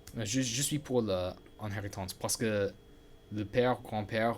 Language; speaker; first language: French; non-native, learner; English